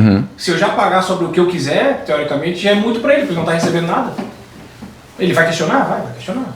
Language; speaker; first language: Portuguese; native; Portuguese